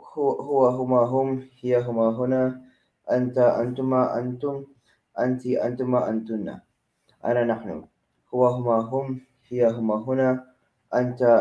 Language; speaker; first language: Arabic; non-native, learner; Filipino